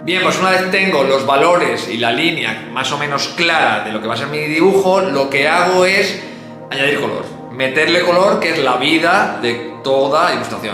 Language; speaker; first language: Spanish; native; Spanish